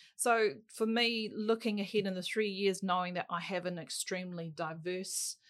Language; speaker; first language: English; native; English